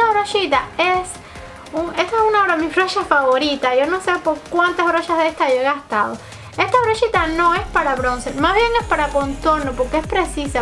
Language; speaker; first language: Spanish; native; Spanish